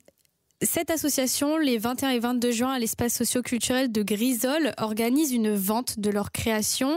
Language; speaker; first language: French; native; French